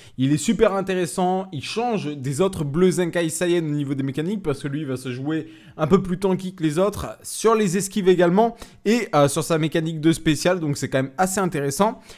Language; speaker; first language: French; native; French